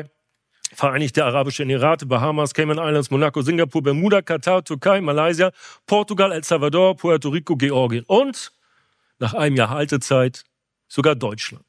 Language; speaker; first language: German; native; German